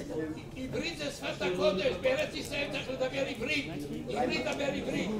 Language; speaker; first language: Hebrew; non-native, fluent; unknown